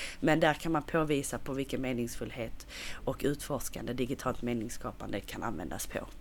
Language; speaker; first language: Swedish; native; Swedish